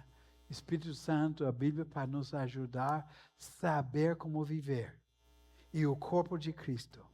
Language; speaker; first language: Portuguese; non-native, fluent; English